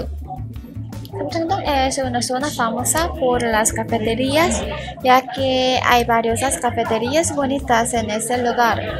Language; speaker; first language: Spanish; non-native, learner; Korean